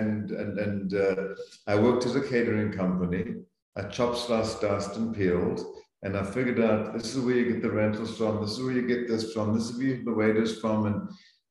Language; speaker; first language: English; native; English